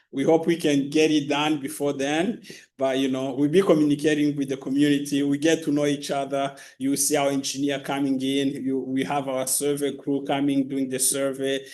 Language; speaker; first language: English; non-native, local second language; Kinyarwanda